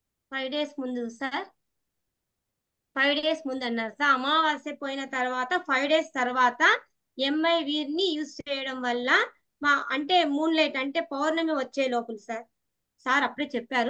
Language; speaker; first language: Telugu; native; Telugu